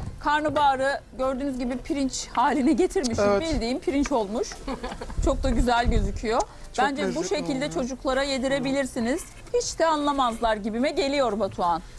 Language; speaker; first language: Turkish; native; Turkish